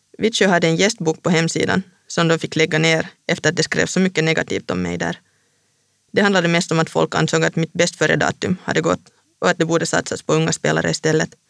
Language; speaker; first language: Swedish; native; Swedish